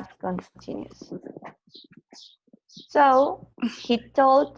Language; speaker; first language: English; non-native, fluent; Spanish